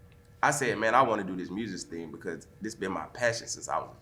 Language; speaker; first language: English; native; English